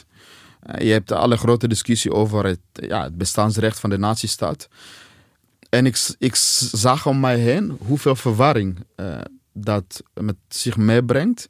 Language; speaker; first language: Dutch; non-native, fluent; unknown